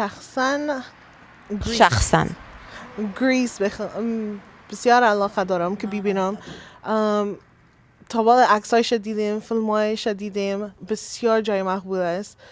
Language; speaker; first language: Persian; early bilingual, heritage; Persian